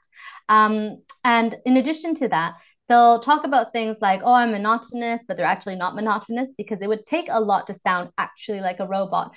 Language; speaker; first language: English; native; English